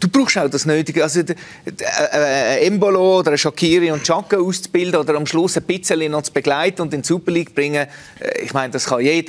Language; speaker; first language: German; native; German